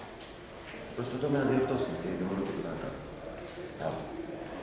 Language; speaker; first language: Greek; non-native, learner; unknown